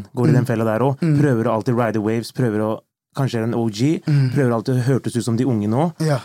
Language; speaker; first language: Norwegian; early bilingual, other home language; Turkish